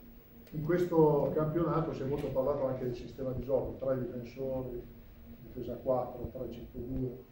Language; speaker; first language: Italian; native; Italian